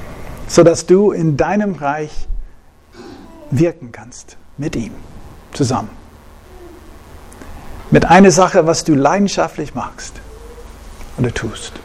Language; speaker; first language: German; non-native, fluent; English